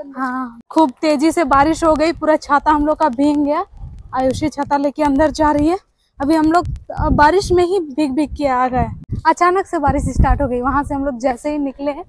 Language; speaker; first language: Hindi; native; Hindi